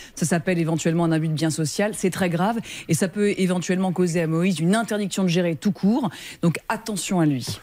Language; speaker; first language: French; native; French